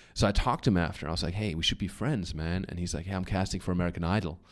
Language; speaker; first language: English; non-native, fluent; German